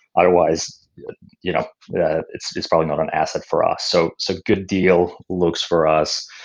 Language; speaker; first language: English; non-native, fluent; Slovak